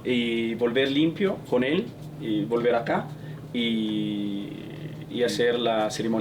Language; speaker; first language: Spanish; non-native, learner; Italian